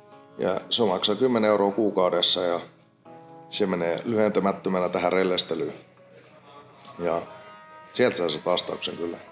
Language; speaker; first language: Finnish; native; Finnish